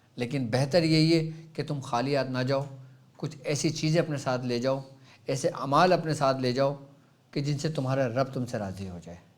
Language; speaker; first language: Urdu; native; Urdu